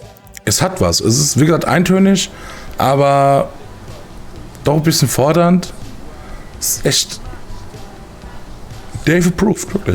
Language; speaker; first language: German; native; German